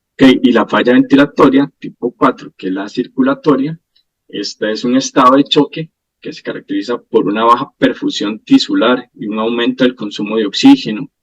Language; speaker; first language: Spanish; native; Spanish